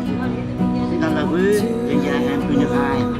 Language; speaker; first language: French; non-native, learner; Vietnamese